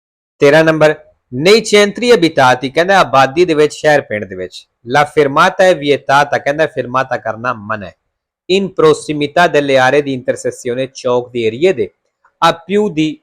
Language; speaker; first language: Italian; non-native, fluent; Punjabi